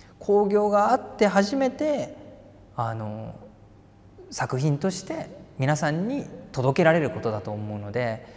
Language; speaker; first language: Japanese; native; Japanese